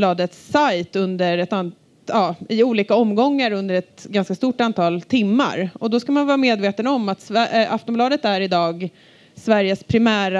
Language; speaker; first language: Swedish; native; Swedish